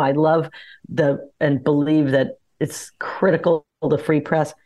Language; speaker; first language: English; native; English